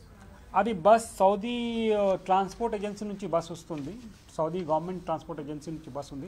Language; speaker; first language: Telugu; non-native, local second language; Urdu